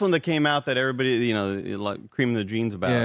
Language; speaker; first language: English; native; English